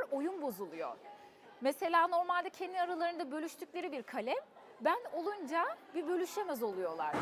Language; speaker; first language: Turkish; early bilingual, heritage; Turkish